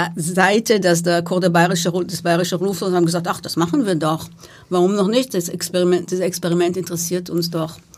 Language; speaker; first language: German; non-native, fluent; Hebrew